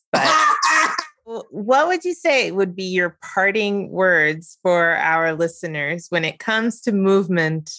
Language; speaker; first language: English; native; English